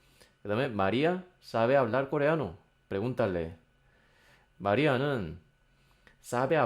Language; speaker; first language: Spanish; non-native, fluent; Korean